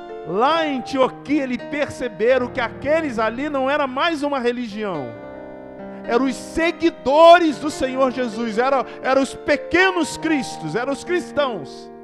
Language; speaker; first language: Portuguese; native; Portuguese